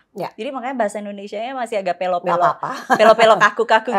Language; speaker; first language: Indonesian; native; Indonesian